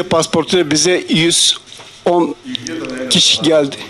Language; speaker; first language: Turkish; non-native, fluent; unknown